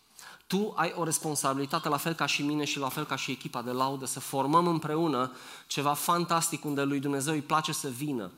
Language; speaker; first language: Romanian; native; Romanian